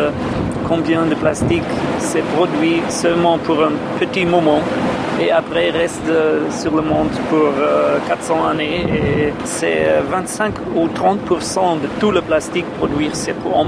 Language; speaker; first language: French; non-native, learner; German